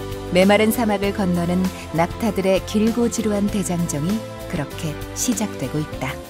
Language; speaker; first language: Korean; native; Korean